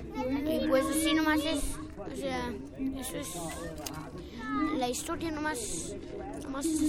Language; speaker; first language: Spanish; early bilingual, heritage; Spanish